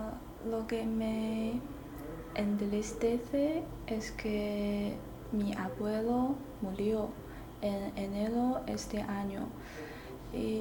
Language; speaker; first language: Spanish; non-native, learner; Chinese